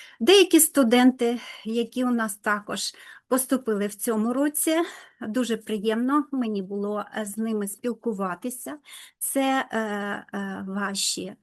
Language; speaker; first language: Ukrainian; non-native, local second language; Russian